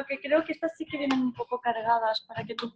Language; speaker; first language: Spanish; native; Spanish